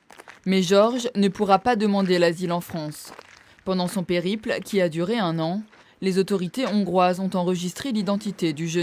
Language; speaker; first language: French; native; French